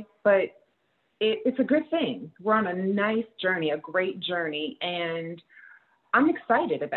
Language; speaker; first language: English; native; English